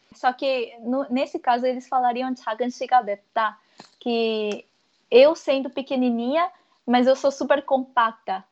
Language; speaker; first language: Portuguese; early bilingual, other home language; Korean